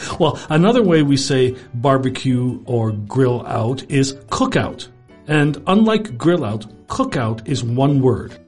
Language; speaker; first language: English; native; English